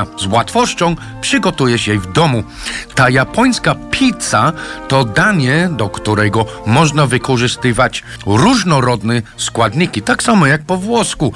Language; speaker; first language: Polish; non-native, learner; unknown